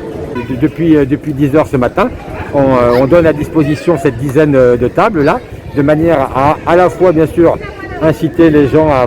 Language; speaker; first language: French; native; French